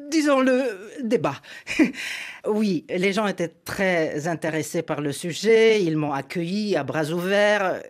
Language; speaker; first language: French; non-native, fluent; Polish